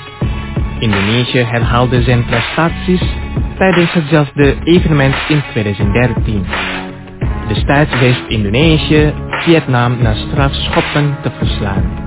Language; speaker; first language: Dutch; non-native, fluent; Indonesian